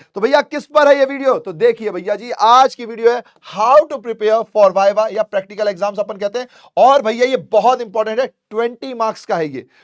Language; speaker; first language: Hindi; native; Hindi